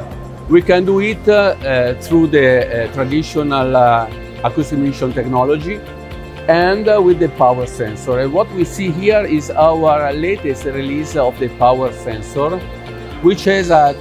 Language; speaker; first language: English; non-native, fluent; Italian